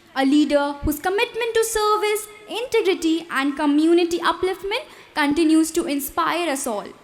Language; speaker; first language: English; non-native, local second language; Hindi